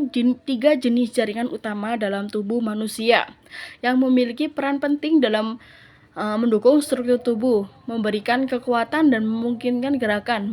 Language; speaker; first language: Indonesian; native; Indonesian